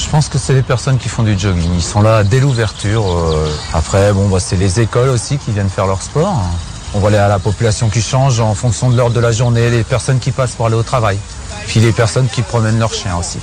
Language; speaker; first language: French; native; French